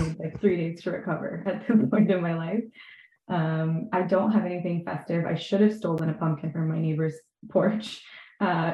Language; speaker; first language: English; native; English